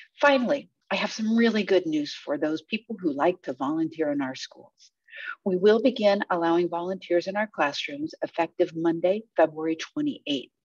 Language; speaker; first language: English; native; English